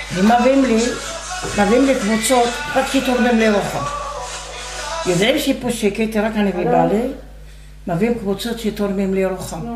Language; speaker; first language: Hebrew; non-native, fluent; Arabic